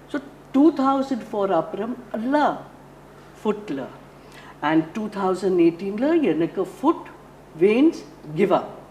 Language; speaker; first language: Tamil; non-native, learner; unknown